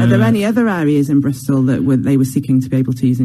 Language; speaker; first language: English; native; English